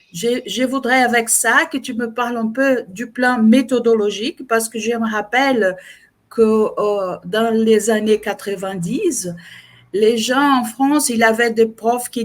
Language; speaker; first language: French; non-native, fluent; Portuguese